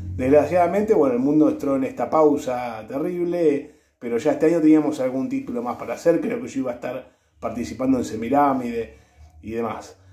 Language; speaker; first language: Spanish; native; Spanish